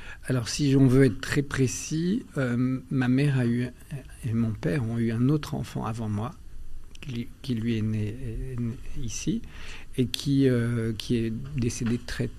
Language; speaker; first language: French; early bilingual, other home language; Albanian